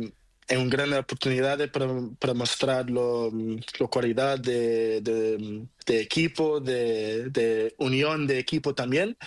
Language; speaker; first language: Spanish; non-native, learner; Portuguese